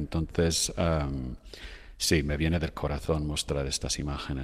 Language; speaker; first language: Spanish; non-native, fluent; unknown